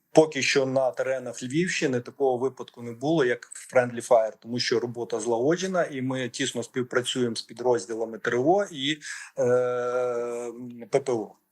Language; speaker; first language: Ukrainian; native; Ukrainian